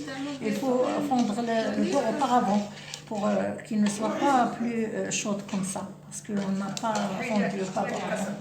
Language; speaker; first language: French; non-native, local second language; Arabic